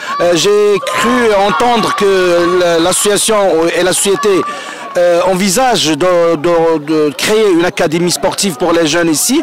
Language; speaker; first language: French; non-native, local second language; Arabic